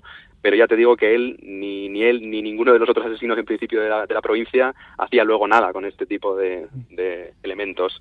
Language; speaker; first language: Spanish; native; Spanish